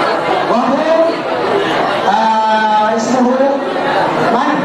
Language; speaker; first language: Arabic; non-native, fluent; Indonesian